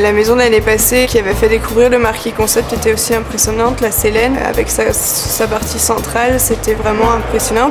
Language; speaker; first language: French; native; French